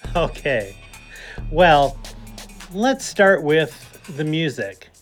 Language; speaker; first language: English; native; English